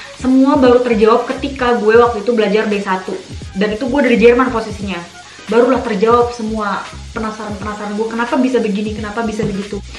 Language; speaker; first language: Indonesian; native; Indonesian